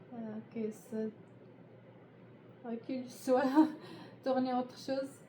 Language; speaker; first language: French; non-native, learner; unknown